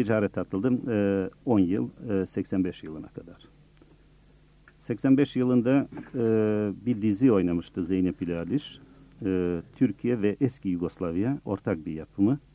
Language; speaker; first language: Turkish; early bilingual, other home language; Bosnian